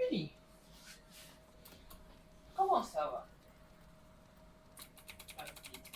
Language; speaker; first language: French; non-native, learner; Chinese